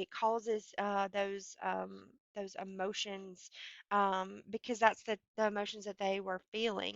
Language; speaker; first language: English; native; English